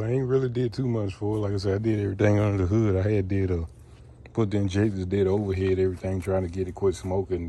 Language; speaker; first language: English; native; English